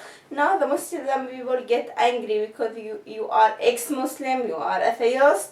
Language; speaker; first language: English; non-native, learner; Arabic